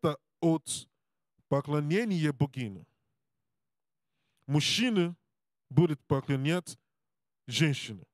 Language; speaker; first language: Russian; non-native, learner; English